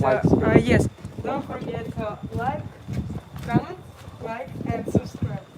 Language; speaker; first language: English; non-native, local second language; Russian